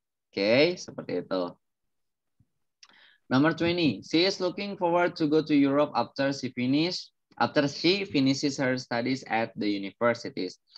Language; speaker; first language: English; non-native, fluent; Indonesian